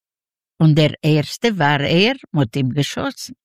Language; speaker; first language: German; non-native, learner; Yiddish